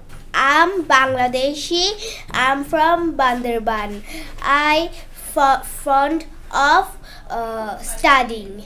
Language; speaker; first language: English; non-native, learner; Bangla